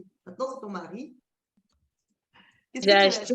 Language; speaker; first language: French; native; French